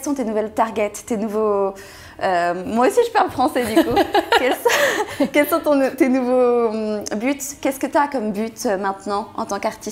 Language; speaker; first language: French; native; French